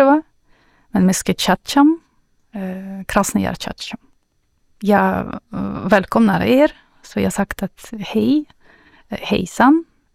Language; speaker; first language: Swedish; non-native, learner; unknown